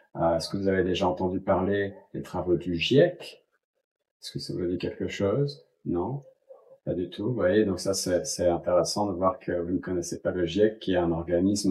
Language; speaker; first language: French; native; French